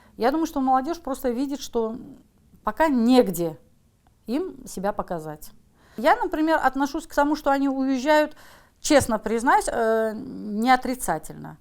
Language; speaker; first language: Russian; non-native, local second language; Crimean Tatar